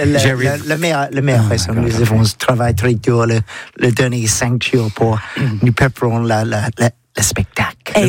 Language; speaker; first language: French; non-native, learner; English